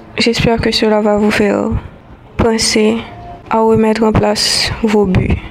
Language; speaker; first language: French; non-native, local second language; Haitian Creole